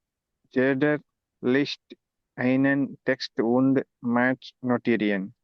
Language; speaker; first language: German; non-native, learner; Tamil